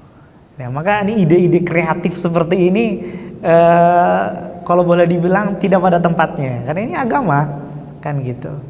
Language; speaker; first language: Indonesian; native; Indonesian